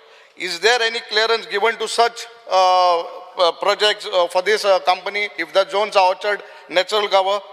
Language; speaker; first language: English; non-native, local second language; Konkani